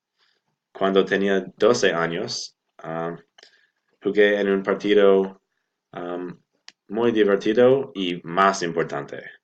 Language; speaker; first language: Spanish; non-native, learner; English